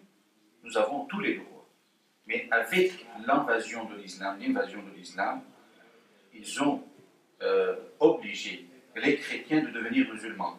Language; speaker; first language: French; non-native, fluent; Arabic